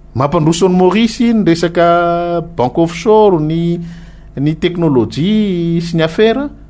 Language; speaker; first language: Malagasy; native; Malagasy